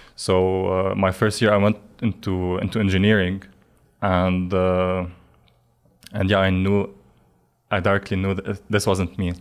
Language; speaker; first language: English; non-native, fluent; Arabic